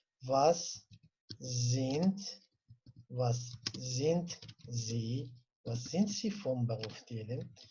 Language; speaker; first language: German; non-native, fluent; Turkish